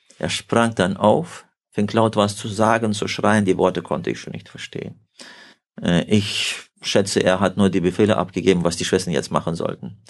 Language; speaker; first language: German; early bilingual, heritage; German